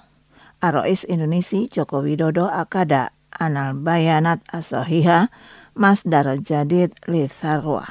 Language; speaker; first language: Arabic; non-native, fluent; Indonesian